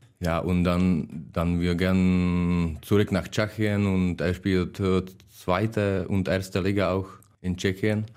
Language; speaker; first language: German; non-native, learner; Czech